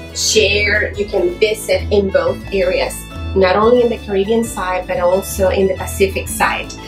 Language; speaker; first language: English; non-native, fluent; Spanish